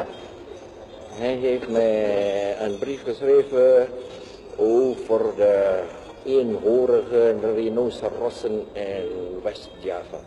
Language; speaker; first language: Dutch; non-native, local second language; Javanese